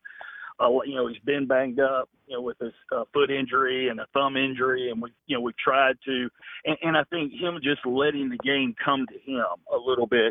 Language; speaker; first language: English; native; English